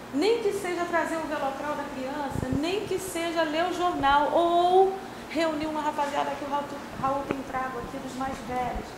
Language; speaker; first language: Portuguese; native; Portuguese